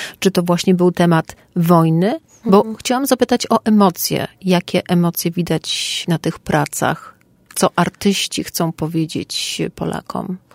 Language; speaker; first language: Polish; native; Polish